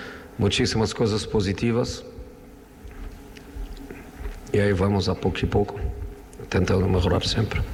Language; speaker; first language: Spanish; non-native, fluent; Italian